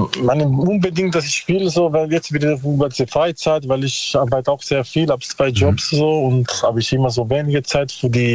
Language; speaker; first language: German; non-native, learner; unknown